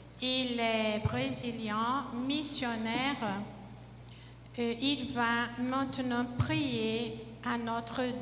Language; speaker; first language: French; non-native, fluent; Portuguese